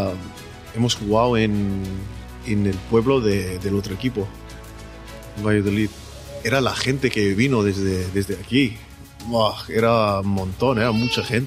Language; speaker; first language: Spanish; non-native, fluent; English